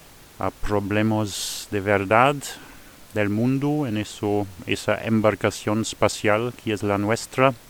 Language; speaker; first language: Spanish; non-native, fluent; Luxembourgish